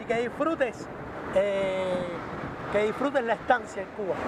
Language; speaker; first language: Spanish; native; Spanish